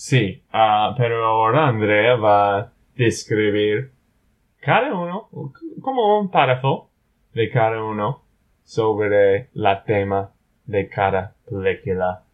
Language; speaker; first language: Spanish; non-native, learner; English